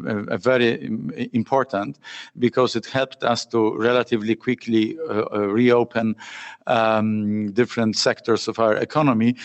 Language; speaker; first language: English; non-native, fluent; Polish